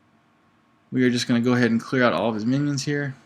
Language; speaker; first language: English; native; English